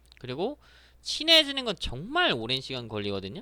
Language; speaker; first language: Korean; native; Korean